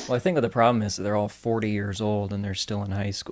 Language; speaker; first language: English; native; English